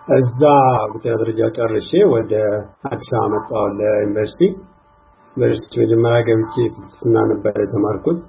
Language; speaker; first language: Amharic; non-native, local second language; Tigrinya